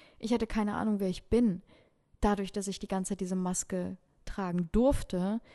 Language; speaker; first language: German; early bilingual, other home language; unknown